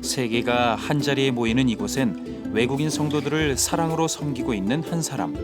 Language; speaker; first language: Korean; native; Korean